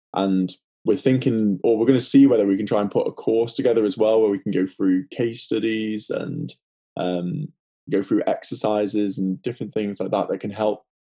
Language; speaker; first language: English; native; English